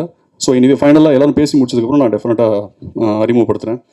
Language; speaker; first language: Tamil; native; Tamil